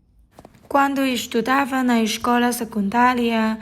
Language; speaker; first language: Portuguese; non-native, learner; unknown